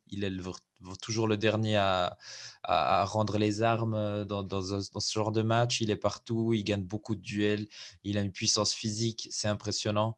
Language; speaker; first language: French; native; French